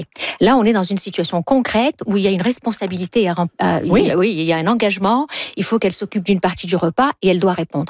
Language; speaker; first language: French; native; French